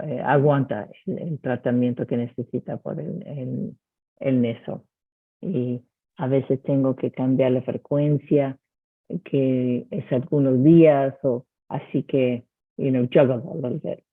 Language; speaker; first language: Spanish; early bilingual, heritage; Spanish